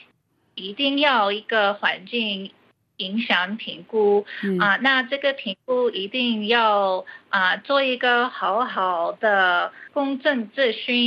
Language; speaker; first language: Chinese; early bilingual, heritage; Chinese